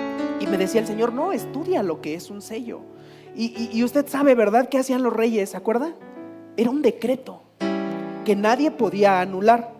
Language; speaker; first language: Spanish; native; Spanish